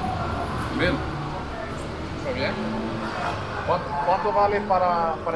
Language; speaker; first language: Spanish; non-native, learner; English